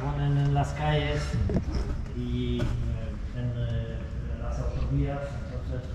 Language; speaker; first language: Spanish; non-native, fluent; Polish